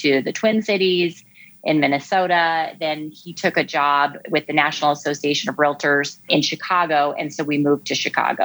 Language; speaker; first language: English; native; English